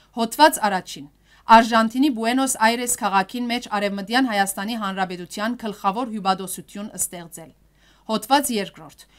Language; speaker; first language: Armenian; early bilingual, heritage; Armenian